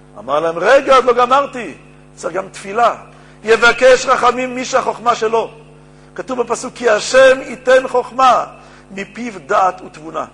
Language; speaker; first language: Hebrew; native; Hebrew